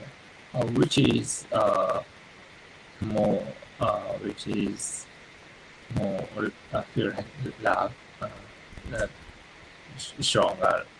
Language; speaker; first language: English; non-native, learner; Japanese